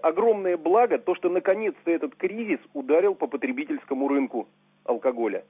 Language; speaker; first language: Russian; native; Russian